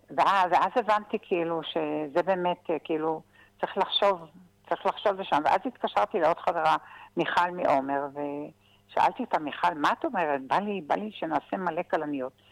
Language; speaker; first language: Hebrew; native; Hebrew